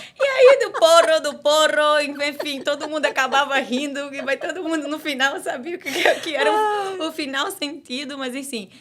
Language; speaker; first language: Portuguese; native; Portuguese